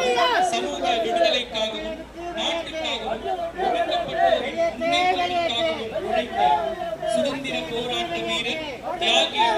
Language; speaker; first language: Tamil; native; Tamil